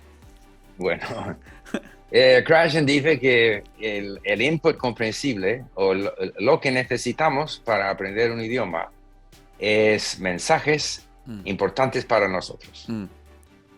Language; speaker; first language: Spanish; non-native, fluent; English